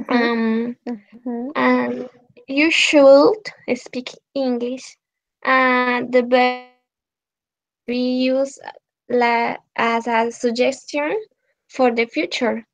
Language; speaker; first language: English; non-native, learner; Spanish